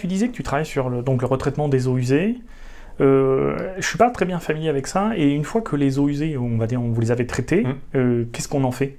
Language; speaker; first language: French; native; French